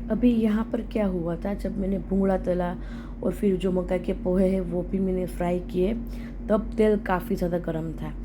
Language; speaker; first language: Hindi; non-native, local second language; Gujarati